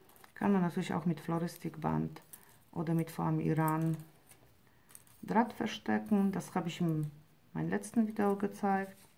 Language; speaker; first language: German; non-native, fluent; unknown